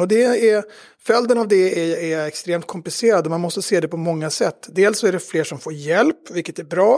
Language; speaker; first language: Swedish; native; Swedish